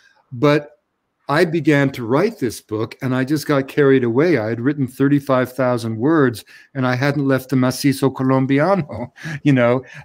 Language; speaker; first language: English; native; English